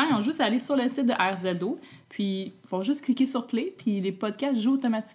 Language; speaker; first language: French; native; French